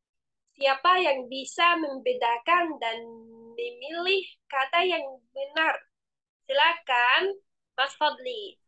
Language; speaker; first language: Indonesian; non-native, fluent; Arabic